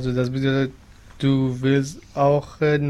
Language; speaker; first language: German; non-native, learner; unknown